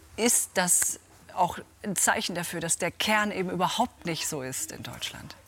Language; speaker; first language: German; native; German